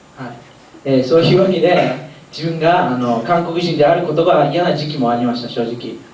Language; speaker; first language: Japanese; early bilingual, other home language; Korean